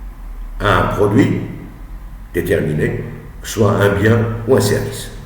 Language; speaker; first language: French; non-native, local second language; Arabic